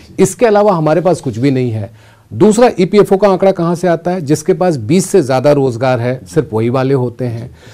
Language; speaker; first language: Hindi; native; Hindi